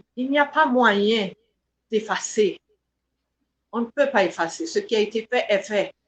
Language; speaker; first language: French; non-native, local second language; Haitian Creole